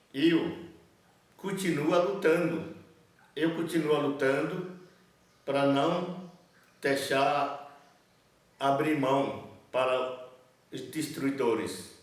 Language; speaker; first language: Portuguese; non-native, local second language; Yanomámi